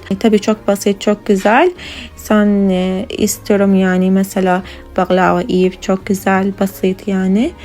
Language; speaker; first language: Turkish; non-native, learner; Arabic